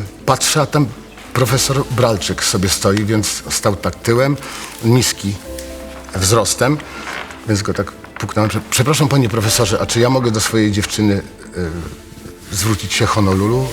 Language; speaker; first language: Polish; native; Polish